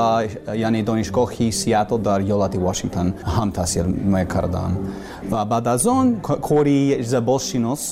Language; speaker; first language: Persian; non-native, learner; English